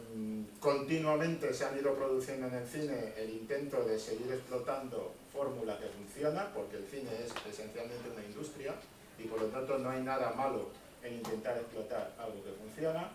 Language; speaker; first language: Spanish; native; Spanish